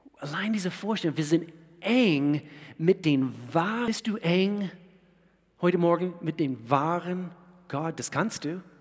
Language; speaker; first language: German; non-native, fluent; English